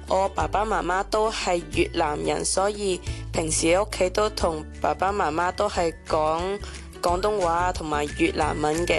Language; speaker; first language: Cantonese; early bilingual, heritage; Vietnamese